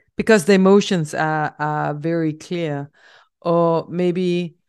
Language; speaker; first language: English; non-native, fluent; Danish